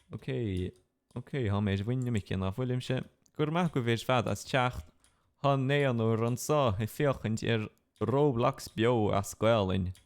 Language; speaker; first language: Irish; non-native, local second language; English